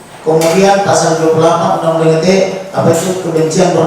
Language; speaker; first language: Indonesian; native; Indonesian